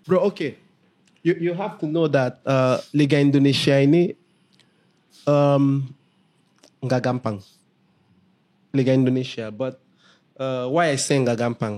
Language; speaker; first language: Indonesian; non-native, fluent; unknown